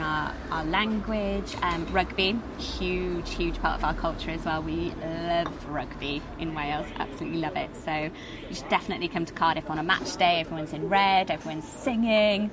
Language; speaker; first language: English; native; English